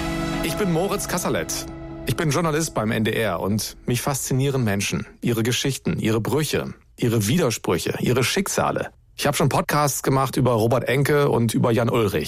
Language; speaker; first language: German; native; German